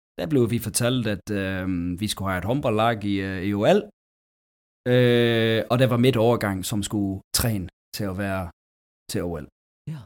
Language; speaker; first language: Danish; non-native, fluent; English